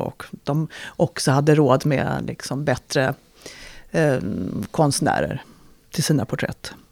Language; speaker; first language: Swedish; native; Swedish